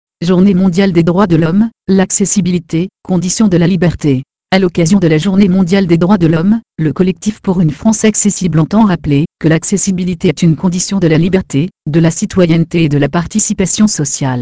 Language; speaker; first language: French; native; French